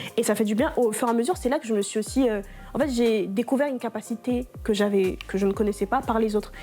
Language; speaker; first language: French; non-native, local second language; Lingala